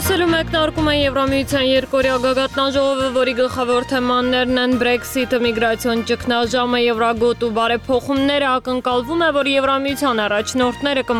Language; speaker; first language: Armenian; native; Armenian